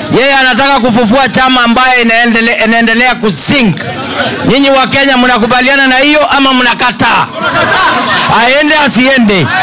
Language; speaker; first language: Swahili; non-native, local second language; Kalenjin